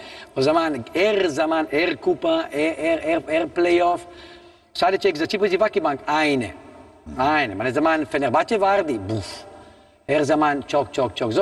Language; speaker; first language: Turkish; non-native, learner; Italian